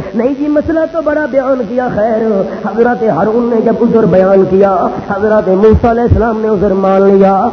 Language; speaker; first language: Urdu; non-native, local second language; Punjabi